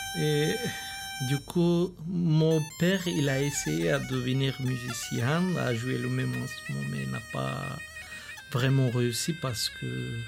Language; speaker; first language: French; non-native, fluent; Bulgarian